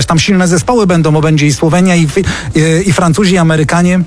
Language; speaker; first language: Polish; native; Polish